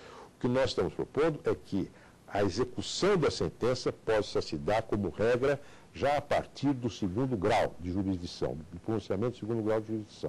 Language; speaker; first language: Portuguese; native; Portuguese